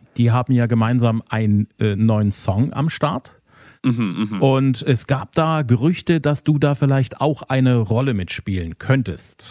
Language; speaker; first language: German; native; German